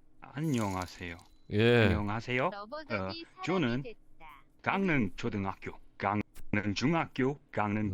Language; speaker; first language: Korean; non-native, learner; English